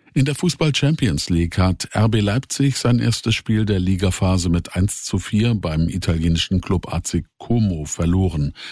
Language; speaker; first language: German; native; German